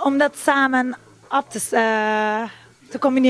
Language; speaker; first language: German; non-native, learner; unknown